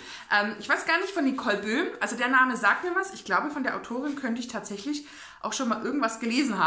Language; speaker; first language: German; native; German